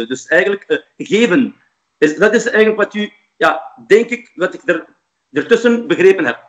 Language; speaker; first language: Dutch; non-native, fluent; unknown